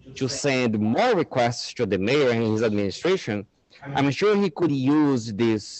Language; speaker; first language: English; non-native, fluent; Portuguese